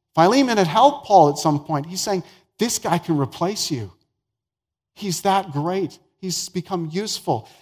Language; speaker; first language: English; native; English